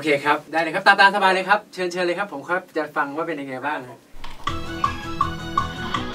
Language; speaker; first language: Thai; native; Thai